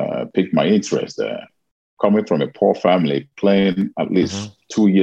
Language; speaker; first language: English; non-native, local second language; Igbo